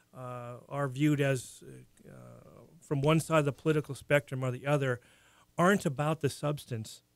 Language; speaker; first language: English; native; English